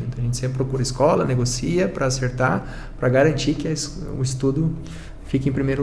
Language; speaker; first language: Portuguese; native; Portuguese